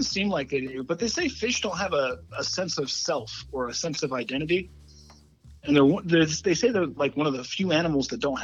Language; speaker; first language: English; native; English